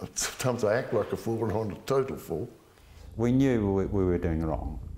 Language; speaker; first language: English; native; English